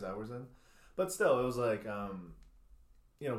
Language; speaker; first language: English; early bilingual, other home language; Chinese